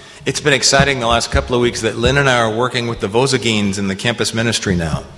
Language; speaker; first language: English; native; English